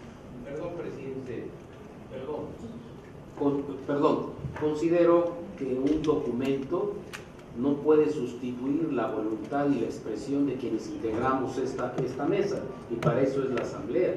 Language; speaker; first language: Spanish; native; Spanish